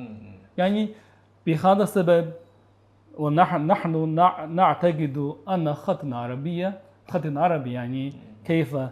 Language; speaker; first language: Arabic; non-native, learner; Chinese